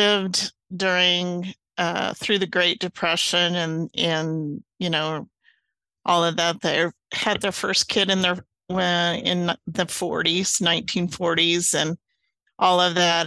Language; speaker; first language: English; native; English